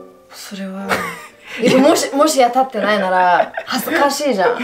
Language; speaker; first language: Japanese; non-native, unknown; English